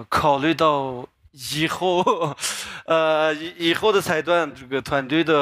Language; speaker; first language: Chinese; native; Chinese